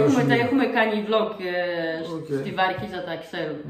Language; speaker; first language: Greek; non-native, learner; Polish